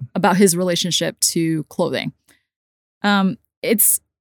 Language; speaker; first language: English; non-native, local second language; Cantonese